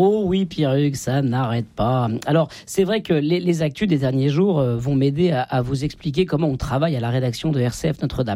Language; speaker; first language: French; native; French